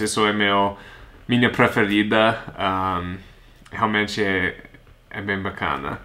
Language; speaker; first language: Portuguese; non-native, fluent; English